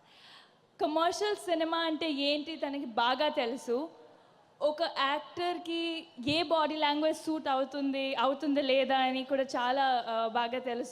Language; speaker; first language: Telugu; non-native, fluent; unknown